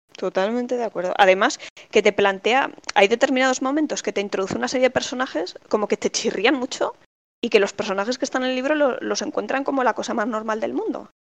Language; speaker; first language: Spanish; native; Spanish